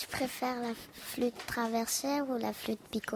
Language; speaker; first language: French; native; French